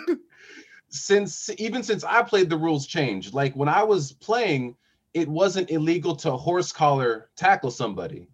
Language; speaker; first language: English; native; English